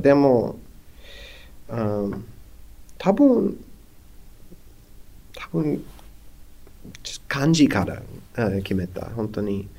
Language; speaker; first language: Japanese; non-native, learner; English